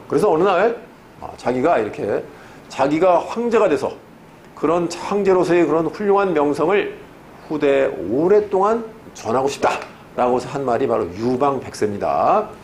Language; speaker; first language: Korean; native; Korean